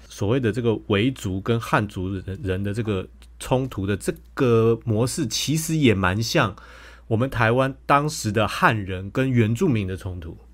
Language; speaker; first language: Chinese; native; Chinese